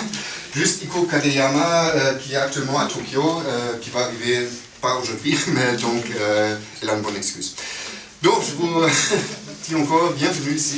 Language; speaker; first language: French; non-native, fluent; German